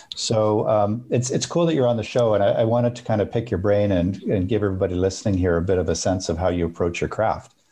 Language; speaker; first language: English; native; English